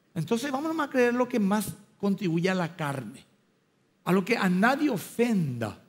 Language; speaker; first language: Spanish; native; Spanish